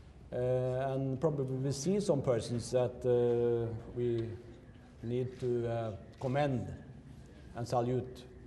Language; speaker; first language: English; non-native, fluent; Norwegian